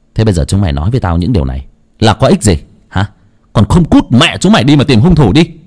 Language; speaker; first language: Vietnamese; non-native, local second language; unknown